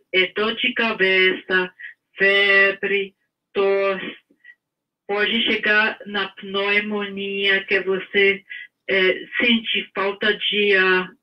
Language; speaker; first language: Portuguese; non-native, fluent; English